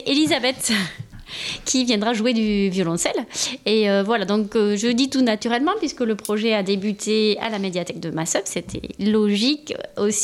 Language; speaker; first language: French; native; French